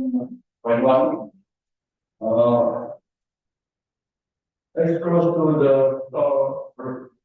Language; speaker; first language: English; non-native, learner; Indonesian